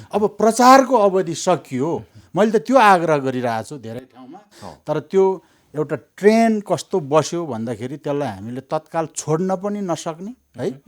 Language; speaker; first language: Nepali; non-native, local second language; Eastern Tamang